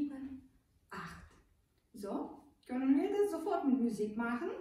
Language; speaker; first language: German; non-native, learner; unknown